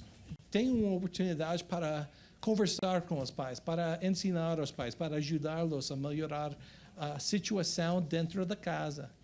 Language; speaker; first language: Portuguese; non-native, fluent; English